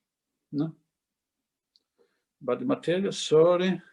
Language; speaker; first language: English; non-native, fluent; Italian